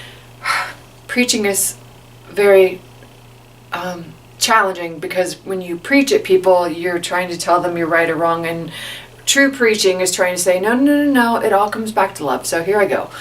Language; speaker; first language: English; native; English